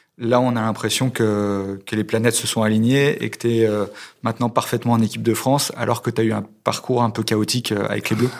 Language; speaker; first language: French; native; French